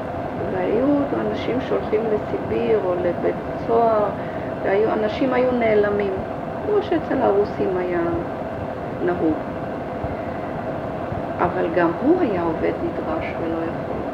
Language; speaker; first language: Hebrew; early bilingual, other home language; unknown